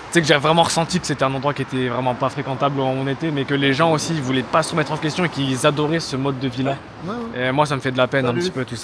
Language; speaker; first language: French; native; French